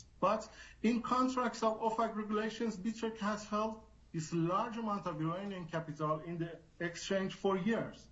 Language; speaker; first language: English; non-native, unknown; Persian